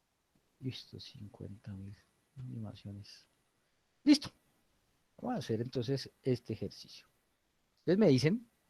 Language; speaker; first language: Spanish; native; Spanish